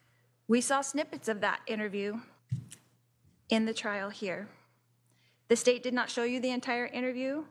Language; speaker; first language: English; native; English